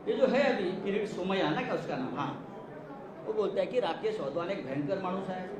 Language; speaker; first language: Hindi; non-native, local second language; Marathi